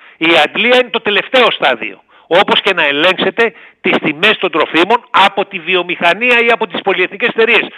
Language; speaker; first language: Greek; native; Greek